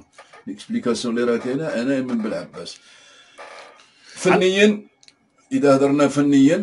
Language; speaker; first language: Arabic; native; Arabic